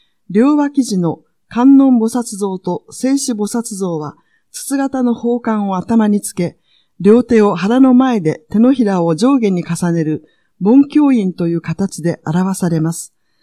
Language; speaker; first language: Japanese; non-native, fluent; Vietnamese